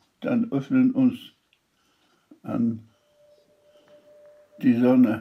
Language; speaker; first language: German; non-native, fluent; Polish